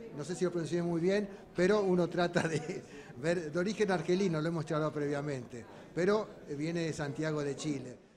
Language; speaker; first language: Spanish; native; Spanish